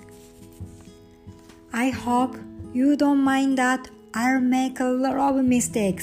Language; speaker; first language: English; non-native, learner; Japanese